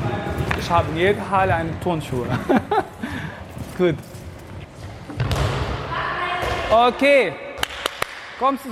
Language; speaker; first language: German; non-native, fluent; Arabic